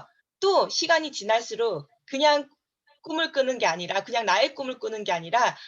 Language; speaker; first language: Korean; native; Korean